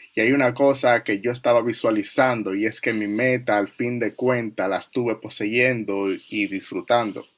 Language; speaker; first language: English; non-native, learner; Spanish